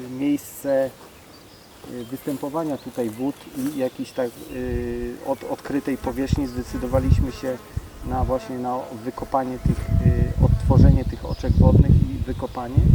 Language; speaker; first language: Polish; native; Polish